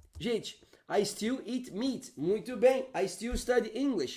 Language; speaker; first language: English; non-native, fluent; Portuguese